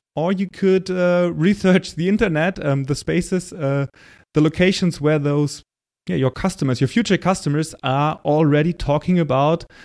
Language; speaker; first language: English; non-native, fluent; German